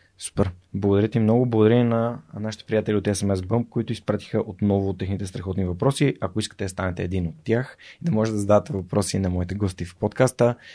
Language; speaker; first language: Bulgarian; native; Bulgarian